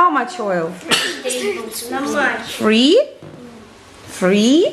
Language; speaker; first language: English; non-native, fluent; Russian